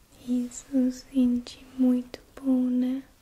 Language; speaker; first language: Portuguese; non-native, learner; English